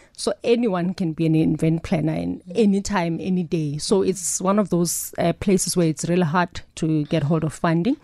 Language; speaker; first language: English; non-native, local second language; Northern Sotho